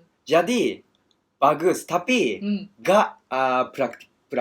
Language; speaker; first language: Indonesian; non-native, learner; Japanese